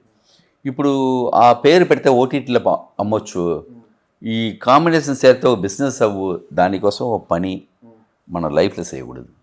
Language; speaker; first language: Telugu; non-native, learner; Tamil